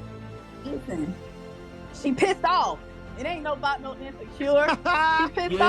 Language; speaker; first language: English; native; English